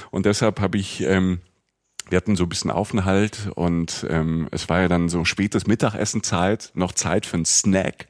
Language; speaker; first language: German; native; German